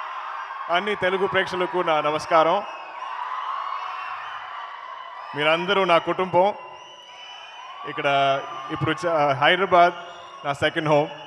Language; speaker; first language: Telugu; non-native, learner; Malayalam